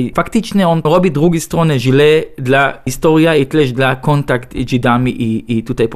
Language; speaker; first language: Polish; non-native, learner; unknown